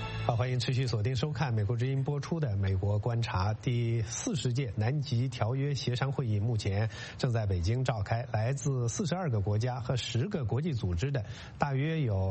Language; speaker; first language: Chinese; native; Chinese